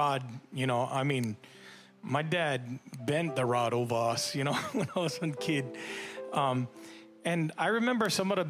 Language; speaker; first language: English; native; English